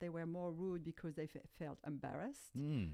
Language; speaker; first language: English; non-native, fluent; French